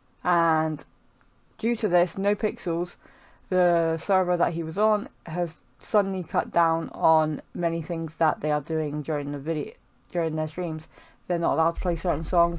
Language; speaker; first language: English; native; English